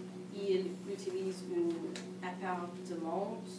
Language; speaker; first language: French; non-native, learner; English